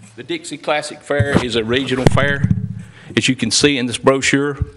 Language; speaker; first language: English; native; English